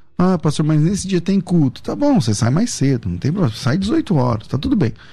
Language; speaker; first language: Portuguese; native; Portuguese